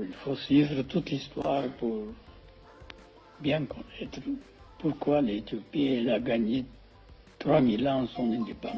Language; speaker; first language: French; non-native, fluent; Amharic